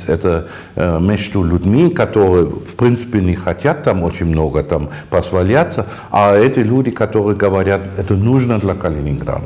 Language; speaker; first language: Russian; non-native, fluent; German